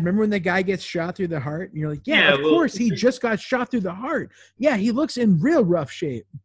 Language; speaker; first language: English; native; English